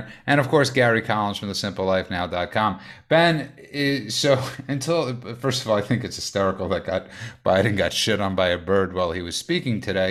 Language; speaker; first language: English; native; English